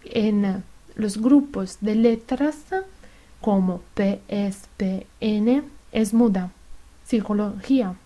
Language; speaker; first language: Spanish; non-native, fluent; Italian